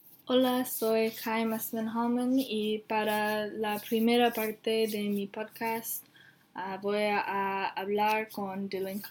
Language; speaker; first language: Spanish; non-native, learner; English